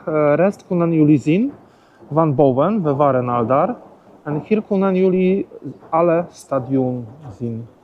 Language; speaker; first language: Dutch; non-native, learner; Polish